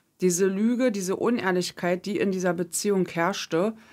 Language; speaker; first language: German; native; German